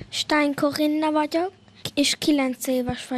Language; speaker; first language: Hungarian; early bilingual, heritage; Hungarian